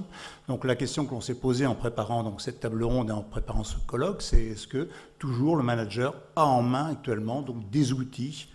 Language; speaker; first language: French; native; French